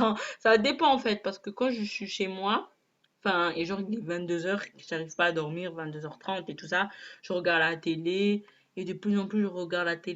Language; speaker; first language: French; native; French